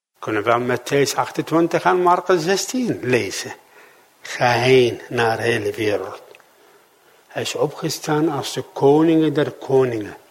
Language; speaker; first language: Dutch; non-native, fluent; Arabic